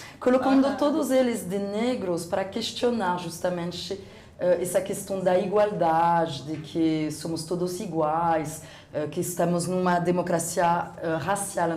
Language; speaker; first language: Portuguese; non-native, fluent; French